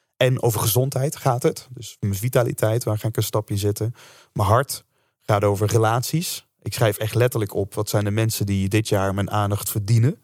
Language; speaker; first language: Dutch; native; Dutch